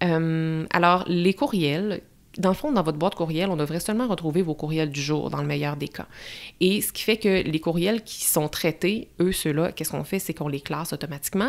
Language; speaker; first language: French; native; French